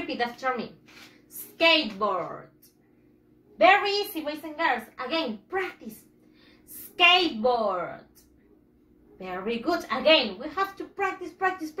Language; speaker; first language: English; non-native, fluent; Spanish